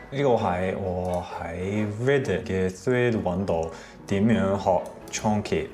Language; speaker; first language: Cantonese; non-native, fluent; English